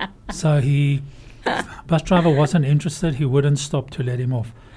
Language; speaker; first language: English; native; English